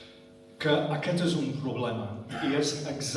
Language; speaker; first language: Catalan; non-native, fluent; English